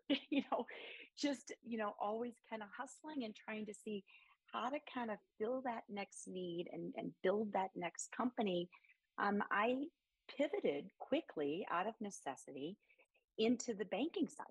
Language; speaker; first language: English; native; English